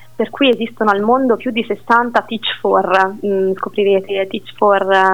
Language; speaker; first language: Italian; native; Italian